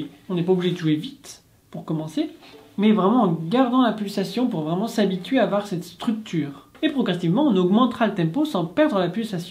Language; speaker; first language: French; native; French